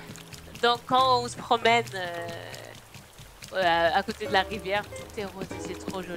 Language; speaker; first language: French; non-native, fluent; English